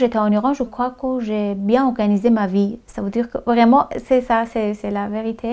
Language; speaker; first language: French; non-native, fluent; Persian